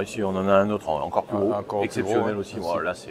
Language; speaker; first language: French; native; French